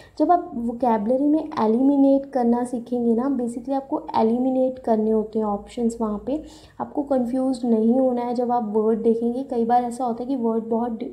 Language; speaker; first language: Hindi; native; Hindi